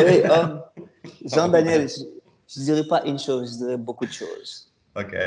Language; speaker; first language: French; non-native, local second language; Lingala